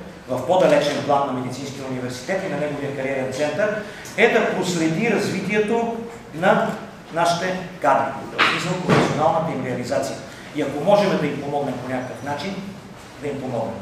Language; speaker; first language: Bulgarian; native; Bulgarian